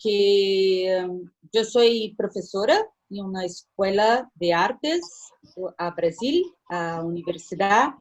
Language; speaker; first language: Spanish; non-native, learner; Portuguese